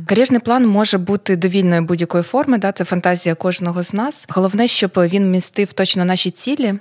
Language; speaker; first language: Ukrainian; non-native, local second language; Russian